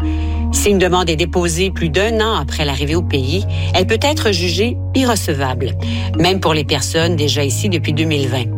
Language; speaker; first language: French; native; French